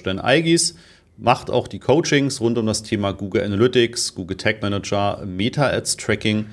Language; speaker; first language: German; native; German